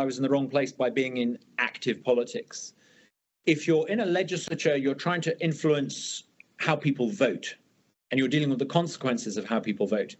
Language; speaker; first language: English; native; English